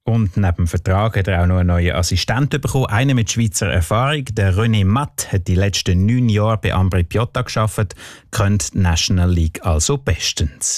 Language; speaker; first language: German; native; German